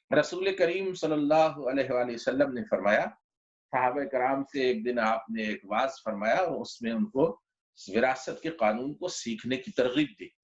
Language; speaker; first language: Urdu; non-native, local second language; Punjabi